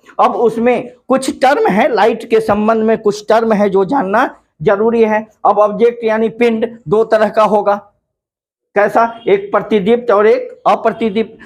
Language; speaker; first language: Hindi; native; Hindi